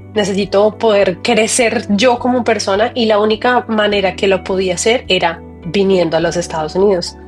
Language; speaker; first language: Spanish; native; Spanish